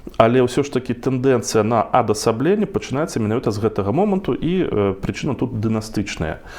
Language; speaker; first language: Belarusian; non-native, local second language; Russian